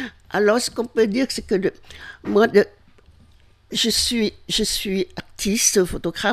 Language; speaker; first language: French; non-native, fluent; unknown